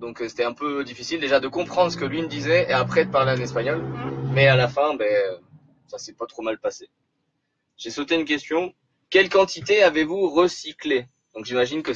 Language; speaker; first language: French; native; French